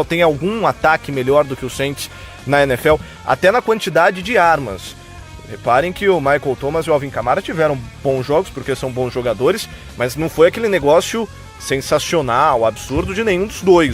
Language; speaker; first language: Portuguese; native; Portuguese